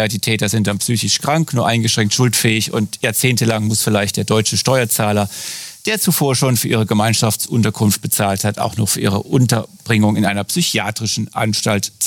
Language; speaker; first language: German; native; German